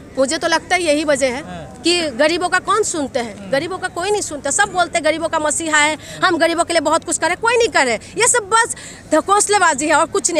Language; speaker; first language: Hindi; non-native, local second language; Assamese